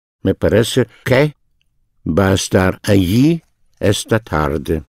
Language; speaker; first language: Spanish; non-native, fluent; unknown